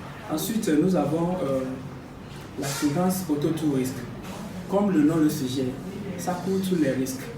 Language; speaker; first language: French; non-native, fluent; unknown